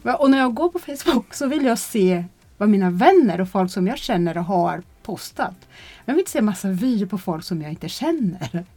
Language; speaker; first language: Swedish; non-native, fluent; Portuguese